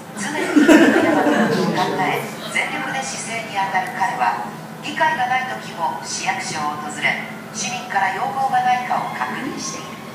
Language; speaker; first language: Japanese; native; Japanese